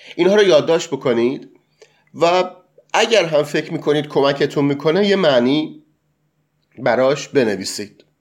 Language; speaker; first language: Persian; native; Persian